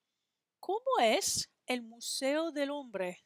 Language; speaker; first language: Spanish; non-native, fluent; English